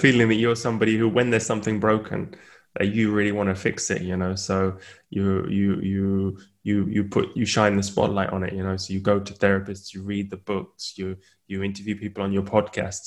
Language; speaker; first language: English; native; English